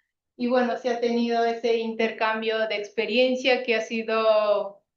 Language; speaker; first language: Spanish; native; Spanish